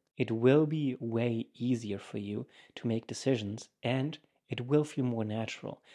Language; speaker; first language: English; non-native, fluent; German